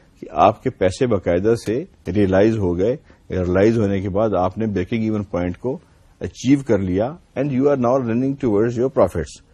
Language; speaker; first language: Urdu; non-native, local second language; Punjabi